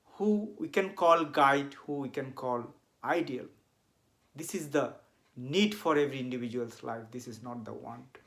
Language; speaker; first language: English; non-native, local second language; Bangla